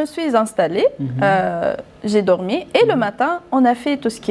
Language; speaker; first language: French; non-native, local second language; Arabic